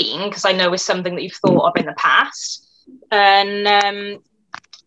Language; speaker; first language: English; native; English